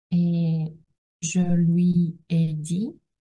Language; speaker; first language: French; non-native, learner; Russian